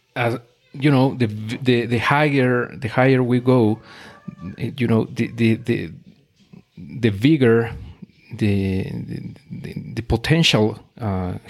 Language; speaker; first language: English; non-native, fluent; Spanish